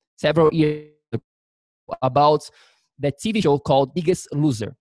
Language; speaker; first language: English; non-native, fluent; Portuguese